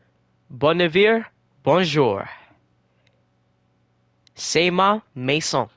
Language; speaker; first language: French; non-native, learner; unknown